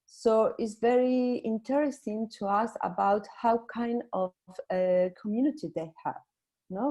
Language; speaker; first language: English; non-native, learner; Spanish